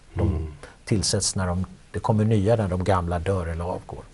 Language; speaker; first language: Swedish; native; Swedish